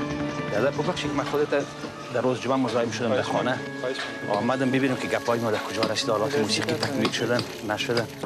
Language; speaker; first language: Persian; native; Persian